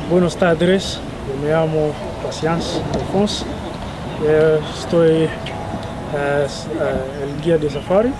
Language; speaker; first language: Spanish; non-native, learner; Swahili